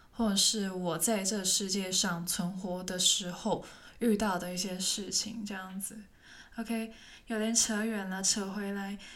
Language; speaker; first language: Chinese; non-native, local second language; Cantonese